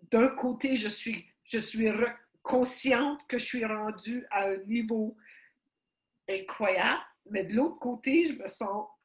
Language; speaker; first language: French; early bilingual, heritage; Ukrainian